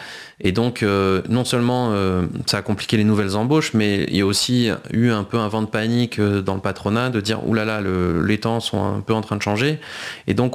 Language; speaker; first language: French; native; French